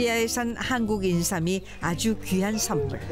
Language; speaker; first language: Korean; native; Korean